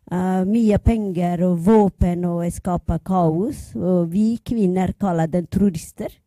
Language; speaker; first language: Norwegian; non-native, learner; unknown